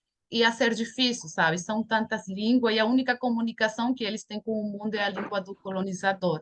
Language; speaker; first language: Portuguese; non-native, fluent; Spanish